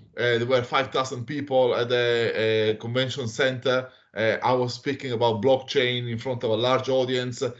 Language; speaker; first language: English; non-native, fluent; Italian